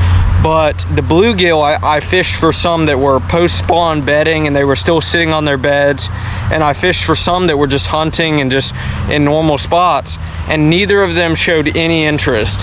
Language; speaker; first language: English; native; English